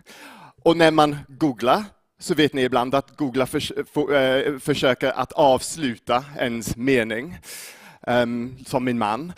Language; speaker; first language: Swedish; non-native, fluent; English